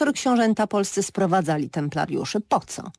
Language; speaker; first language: Polish; native; Polish